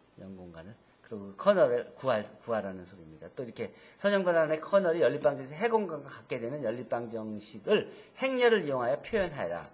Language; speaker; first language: Korean; native; Korean